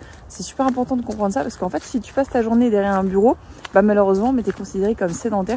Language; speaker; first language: French; native; French